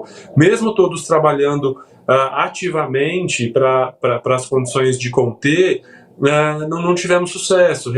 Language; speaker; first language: Portuguese; native; Portuguese